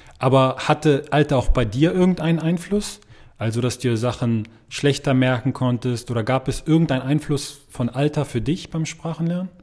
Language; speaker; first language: German; native; German